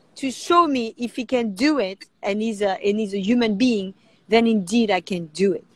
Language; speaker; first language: English; non-native, fluent; French